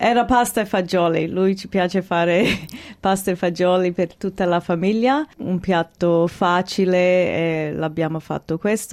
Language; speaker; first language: Italian; early bilingual, heritage; English